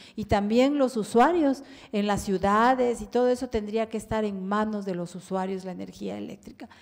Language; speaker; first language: Spanish; native; Spanish